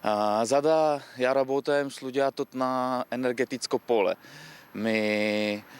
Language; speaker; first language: Macedonian; non-native, learner; Czech